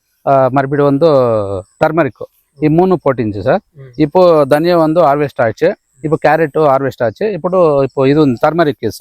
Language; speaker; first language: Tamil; non-native, local second language; Telugu